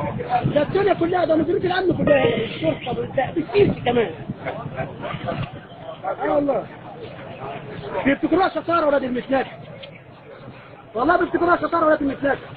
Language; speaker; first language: Arabic; native; Arabic